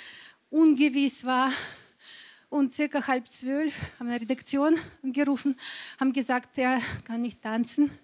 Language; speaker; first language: German; non-native, fluent; Russian